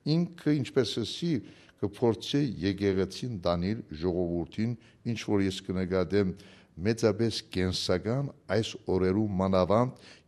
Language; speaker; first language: Armenian; early bilingual, heritage; Armenian